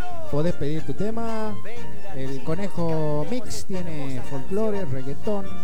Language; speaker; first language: Spanish; native; Spanish